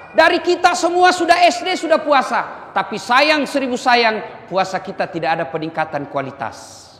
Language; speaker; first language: Indonesian; native; Indonesian